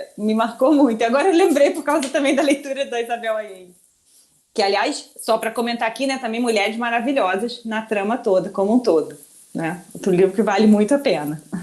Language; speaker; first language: Portuguese; early bilingual, other home language; Spanish